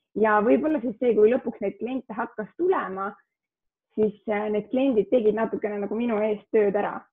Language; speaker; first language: Estonian; early bilingual, heritage; Estonian